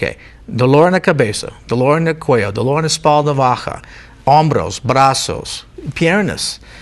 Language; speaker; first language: Spanish; non-native, learner; English